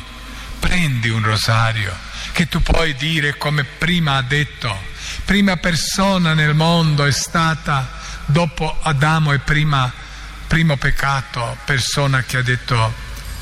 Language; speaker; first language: Italian; non-native, fluent; Croatian